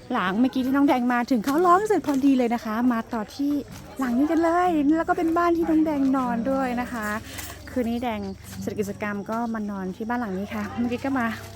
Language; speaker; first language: Thai; non-native, local second language; S'gaw Karen